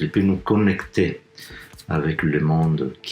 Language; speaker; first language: French; non-native, fluent; Italian